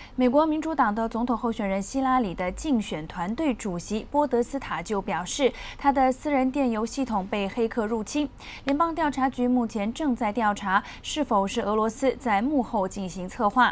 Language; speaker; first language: Chinese; non-native, local second language; Cantonese